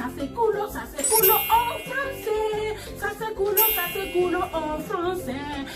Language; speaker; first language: French; non-native, learner; Igbo